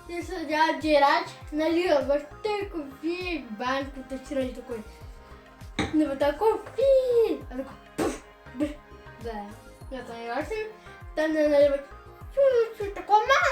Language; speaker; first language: Russian; early bilingual, heritage; Russian